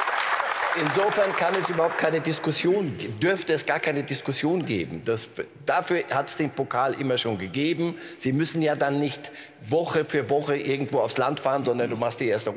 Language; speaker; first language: German; native; German